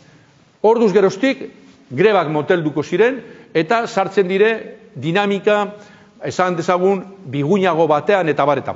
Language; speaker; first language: Basque; native; Basque